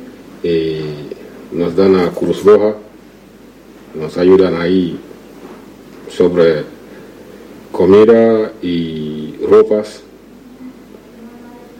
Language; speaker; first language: Spanish; non-native, learner; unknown